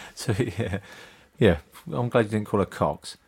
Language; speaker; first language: English; native; English